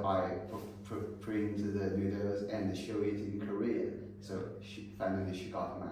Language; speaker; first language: English; non-native, learner; Chinese